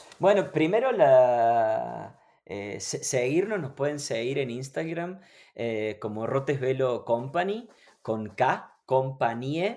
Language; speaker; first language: Spanish; native; Spanish